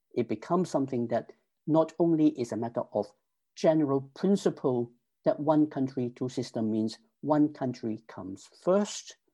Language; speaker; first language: English; non-native, local second language; Cantonese